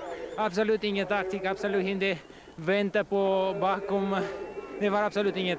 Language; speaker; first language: Swedish; non-native, learner; Russian